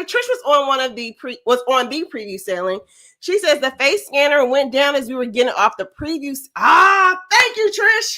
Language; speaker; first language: English; native; English